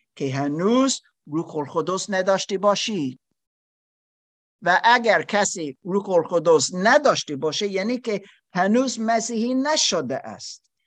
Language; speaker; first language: Persian; non-native, learner; German